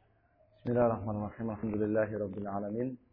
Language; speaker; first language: Arabic; non-native, fluent; Indonesian